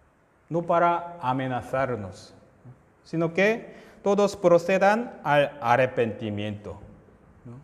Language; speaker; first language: Spanish; non-native, fluent; Korean